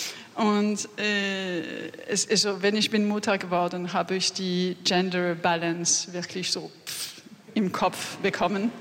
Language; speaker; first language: German; non-native, learner; French